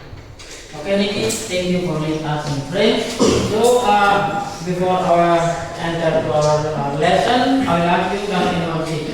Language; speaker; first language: English; non-native, learner; Indonesian